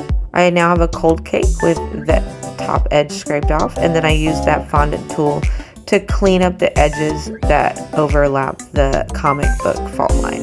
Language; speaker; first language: English; native; English